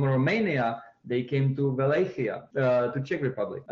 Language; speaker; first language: English; non-native, fluent; Czech